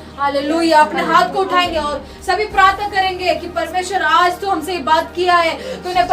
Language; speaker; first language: Hindi; non-native, local second language; Marathi